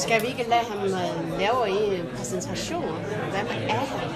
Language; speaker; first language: Danish; non-native, fluent; Chinese